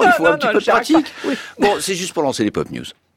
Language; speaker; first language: French; native; French